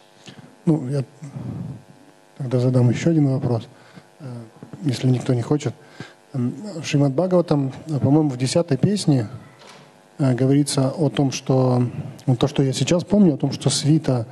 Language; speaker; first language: Russian; native; Russian